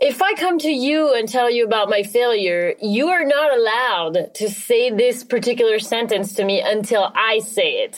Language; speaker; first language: English; non-native, fluent; French